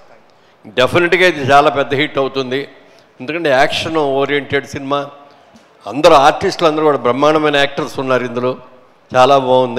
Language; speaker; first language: Telugu; native; Telugu